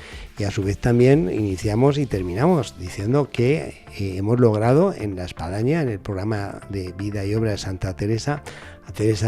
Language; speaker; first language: Spanish; native; Spanish